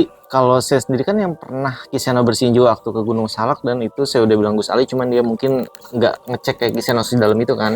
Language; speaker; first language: Indonesian; native; Indonesian